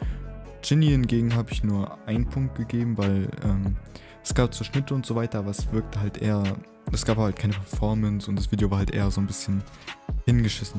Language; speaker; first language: German; native; German